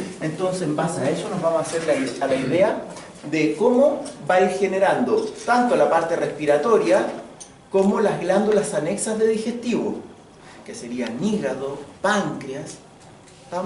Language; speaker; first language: Spanish; native; Spanish